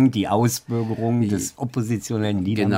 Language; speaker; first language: German; native; German